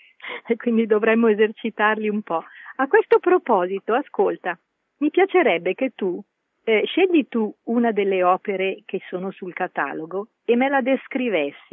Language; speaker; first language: Italian; native; Italian